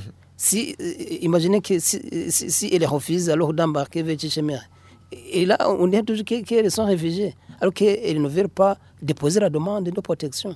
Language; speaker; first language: French; non-native, local second language; Rundi